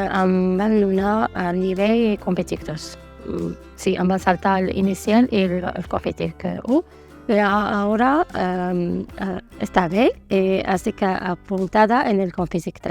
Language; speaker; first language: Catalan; non-native, learner; Spanish